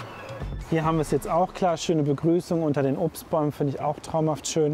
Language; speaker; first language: German; native; German